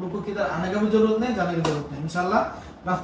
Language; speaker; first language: Hindi; non-native, fluent; Bangla